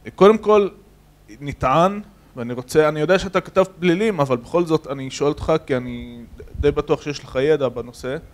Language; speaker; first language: Hebrew; native; Hebrew